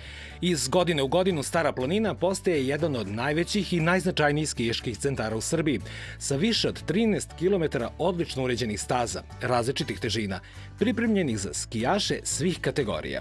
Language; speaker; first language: Serbian; native; Serbian